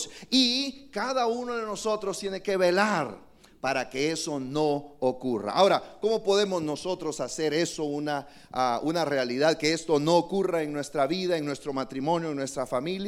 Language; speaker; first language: Spanish; native; Spanish